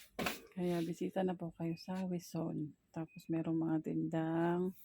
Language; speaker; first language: Filipino; native; Filipino